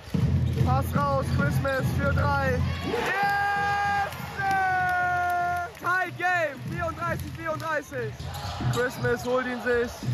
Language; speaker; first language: German; native; German